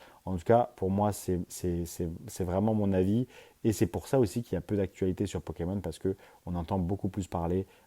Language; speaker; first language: French; native; French